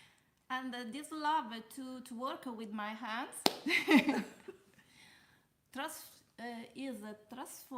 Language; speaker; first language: English; non-native, learner; Italian